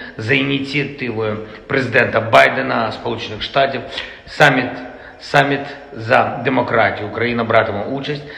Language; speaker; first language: Ukrainian; non-native, local second language; Russian